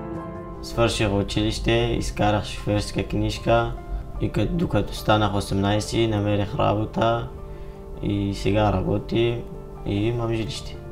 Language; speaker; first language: Bulgarian; non-native, fluent; Arabic